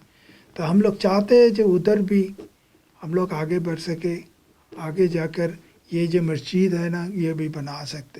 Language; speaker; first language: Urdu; non-native, fluent; Bangla